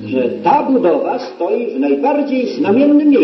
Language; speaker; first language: Polish; native; Polish